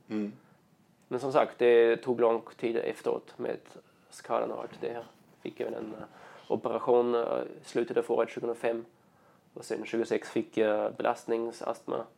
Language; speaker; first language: Swedish; non-native, fluent; German